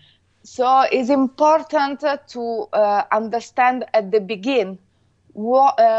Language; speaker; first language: English; non-native, fluent; Italian